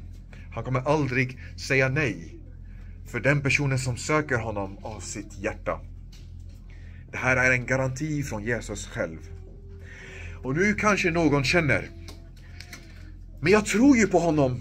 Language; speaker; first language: Swedish; non-native, local second language; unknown